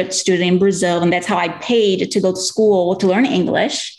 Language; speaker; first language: English; non-native, fluent; Portuguese